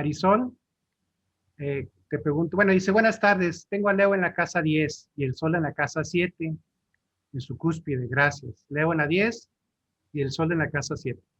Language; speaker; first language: Spanish; native; Spanish